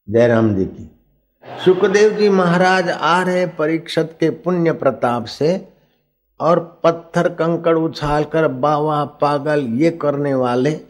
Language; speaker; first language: Hindi; non-native, local second language; Sindhi